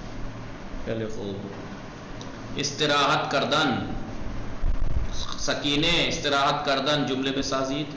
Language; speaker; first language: Persian; non-native, fluent; Urdu